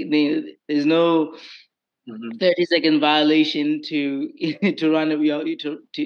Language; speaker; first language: English; non-native, local second language; Southern Sotho